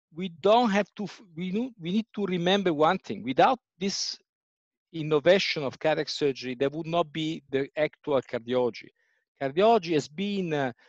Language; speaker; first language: English; non-native, fluent; Italian